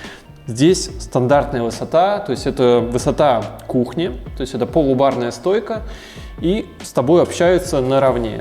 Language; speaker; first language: Russian; native; Russian